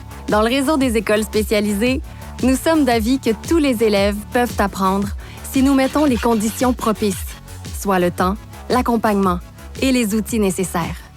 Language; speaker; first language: French; native; French